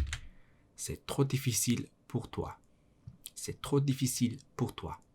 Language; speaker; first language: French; non-native, learner; Mongolian